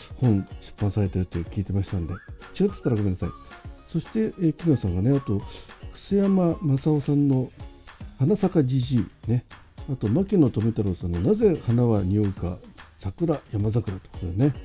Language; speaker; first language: Japanese; native; Japanese